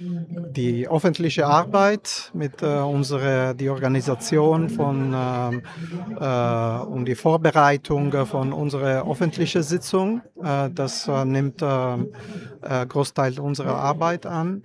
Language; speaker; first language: German; non-native, fluent; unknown